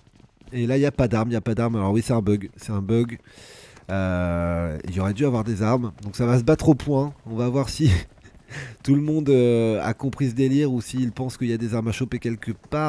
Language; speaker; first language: French; native; French